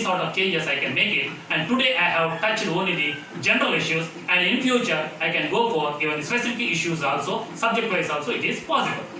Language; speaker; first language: English; non-native, local second language; Kannada